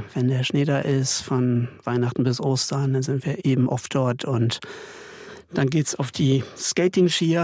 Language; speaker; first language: German; native; German